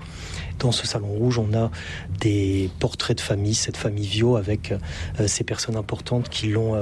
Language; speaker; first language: French; native; French